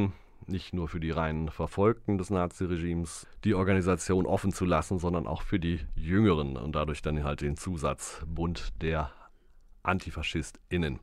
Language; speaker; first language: German; native; German